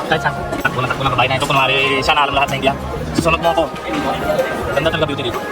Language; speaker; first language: Filipino; non-native, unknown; Punjabi